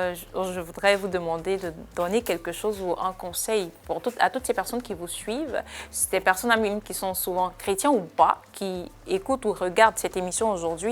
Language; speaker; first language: French; native; French